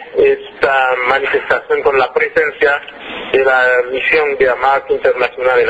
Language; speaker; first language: Spanish; non-native, fluent; French